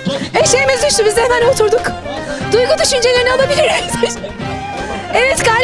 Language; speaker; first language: Turkish; native; Turkish